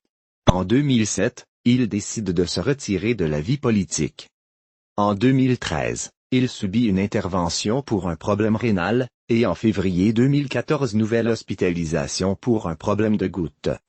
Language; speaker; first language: French; native; French